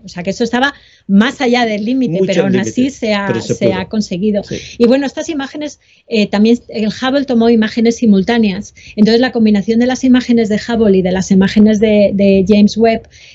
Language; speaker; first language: Spanish; native; Spanish